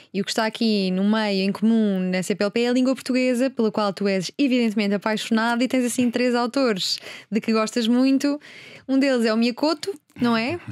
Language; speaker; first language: Portuguese; native; Portuguese